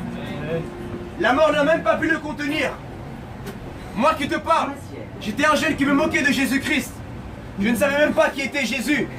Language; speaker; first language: French; native; French